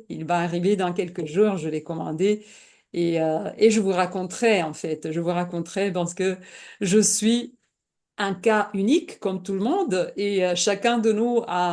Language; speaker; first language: French; non-native, fluent; Italian